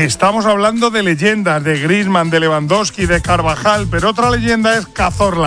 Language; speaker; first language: Spanish; native; Spanish